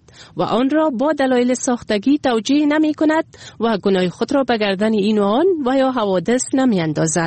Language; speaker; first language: Persian; native; Persian